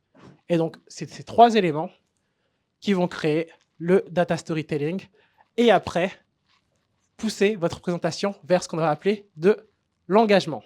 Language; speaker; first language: French; native; French